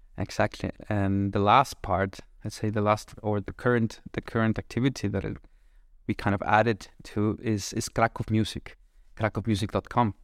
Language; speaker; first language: English; non-native, fluent; Spanish